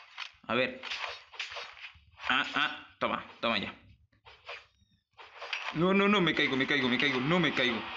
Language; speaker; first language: Spanish; native; Spanish